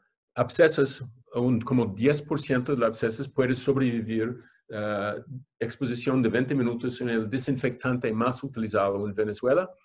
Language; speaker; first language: Spanish; non-native, fluent; English